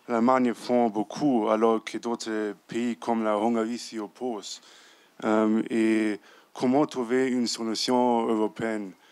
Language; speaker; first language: French; non-native, fluent; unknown